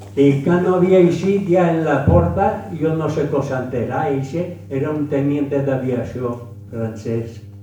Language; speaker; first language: Catalan; early bilingual, heritage; French